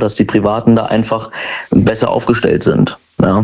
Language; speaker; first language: German; native; German